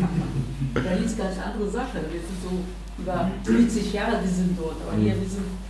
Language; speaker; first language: German; non-native, learner; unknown